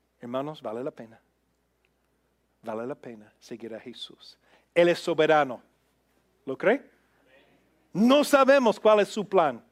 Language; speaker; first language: Spanish; non-native, fluent; English